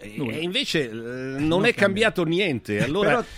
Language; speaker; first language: Italian; native; Italian